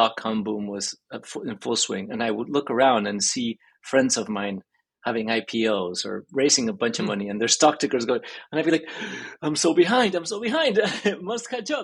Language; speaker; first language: English; early bilingual, other home language; Spanish